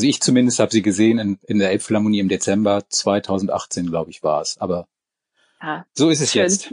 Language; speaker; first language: German; native; German